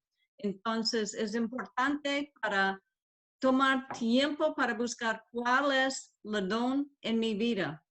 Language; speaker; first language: Spanish; non-native, learner; English